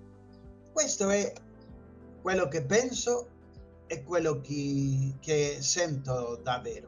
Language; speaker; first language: Italian; non-native, fluent; Spanish